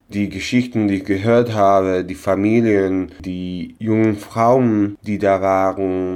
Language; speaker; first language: German; non-native, local second language; Slovak